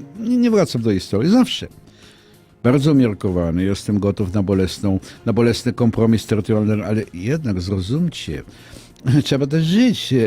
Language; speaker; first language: Polish; non-native, fluent; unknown